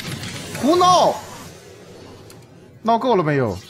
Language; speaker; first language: Chinese; native; Chinese